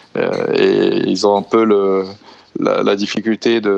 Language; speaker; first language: French; non-native, fluent; Portuguese